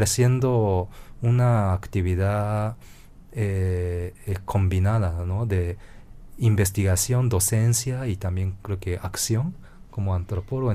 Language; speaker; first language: Spanish; non-native, fluent; Japanese